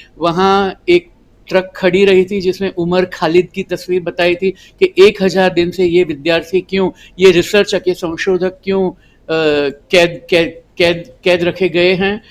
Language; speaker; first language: Hindi; non-native, local second language; Gujarati